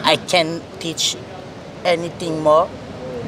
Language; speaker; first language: English; non-native, learner; French